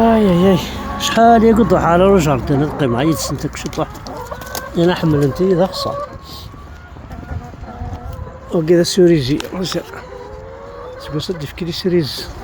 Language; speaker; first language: Arabic; native; Arabic